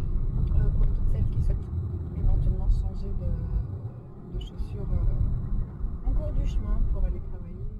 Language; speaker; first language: French; native; French